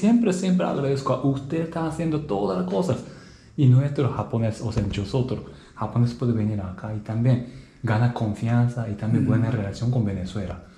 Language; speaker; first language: Spanish; non-native, learner; Japanese